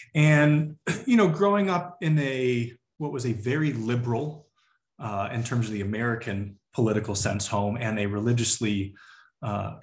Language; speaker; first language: English; native; English